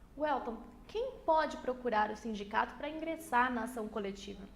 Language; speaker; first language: Portuguese; native; Portuguese